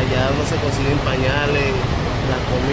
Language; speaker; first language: Spanish; native; Spanish